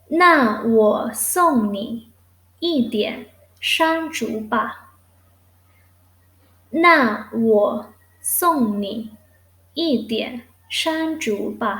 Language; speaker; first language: Chinese; non-native, fluent; Thai